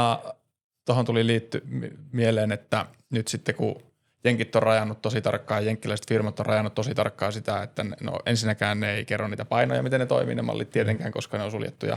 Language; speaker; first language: Finnish; native; Finnish